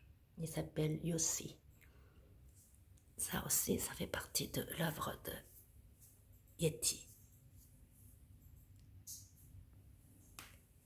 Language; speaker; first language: French; non-native, fluent; Korean